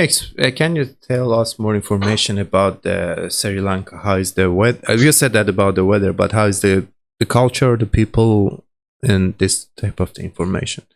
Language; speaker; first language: English; non-native, learner; Persian